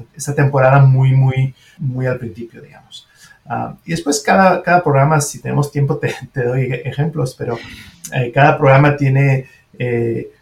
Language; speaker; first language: Spanish; non-native, fluent; French